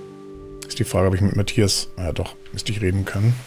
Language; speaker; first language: German; native; German